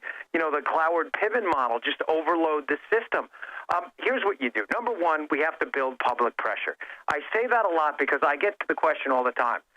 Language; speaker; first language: English; native; English